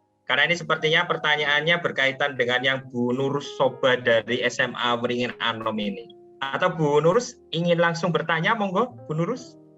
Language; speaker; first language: Indonesian; non-native, local second language; Javanese